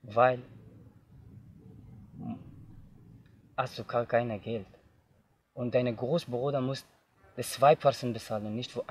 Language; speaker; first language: German; non-native, learner; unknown